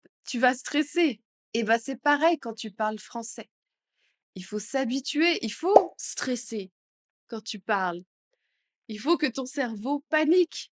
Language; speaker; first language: French; native; French